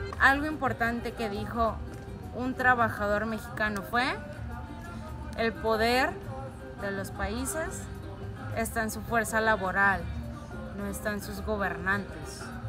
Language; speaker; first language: Spanish; native; Spanish